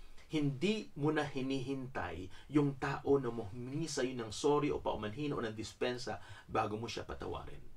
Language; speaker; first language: Filipino; native; Filipino